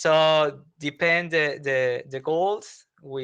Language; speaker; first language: English; non-native, learner; Spanish